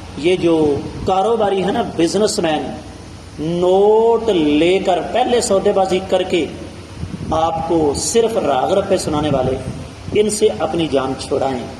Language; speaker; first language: Urdu; non-native, local second language; Punjabi